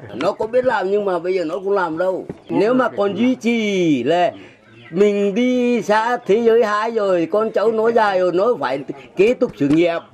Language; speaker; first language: Vietnamese; non-native, local second language; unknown